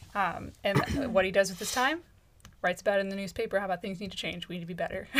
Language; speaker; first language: English; native; English